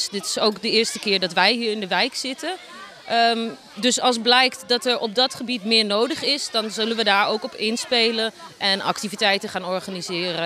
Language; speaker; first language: Dutch; native; Dutch